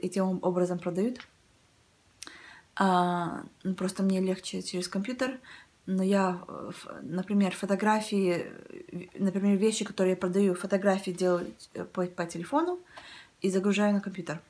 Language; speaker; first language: Russian; early bilingual, heritage; Russian